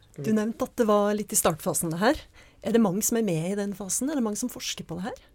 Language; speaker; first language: Norwegian; native; Norwegian